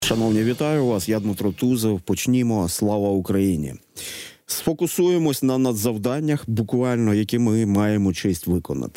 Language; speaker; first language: Ukrainian; native; Ukrainian